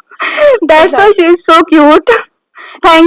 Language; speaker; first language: Telugu; non-native, learner; Odia